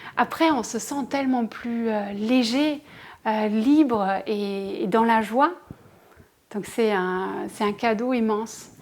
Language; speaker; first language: French; non-native, fluent; German